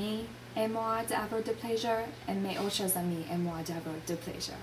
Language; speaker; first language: French; non-native, learner; English